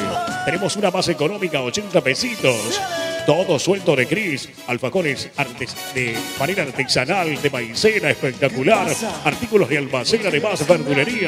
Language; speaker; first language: Spanish; native; Spanish